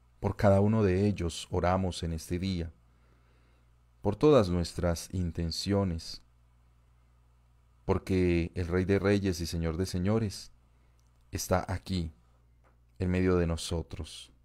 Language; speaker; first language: Spanish; native; Spanish